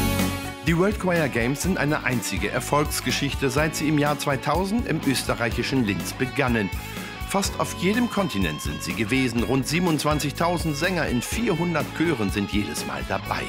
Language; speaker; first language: German; native; German